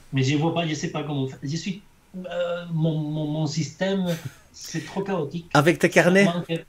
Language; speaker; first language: French; non-native, fluent; Spanish